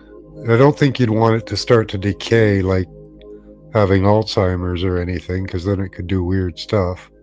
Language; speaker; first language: English; native; English